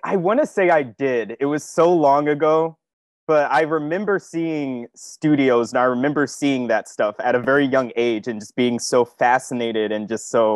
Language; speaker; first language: English; native; English